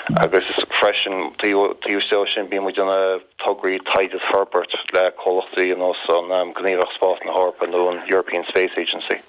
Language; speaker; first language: Irish; native; Irish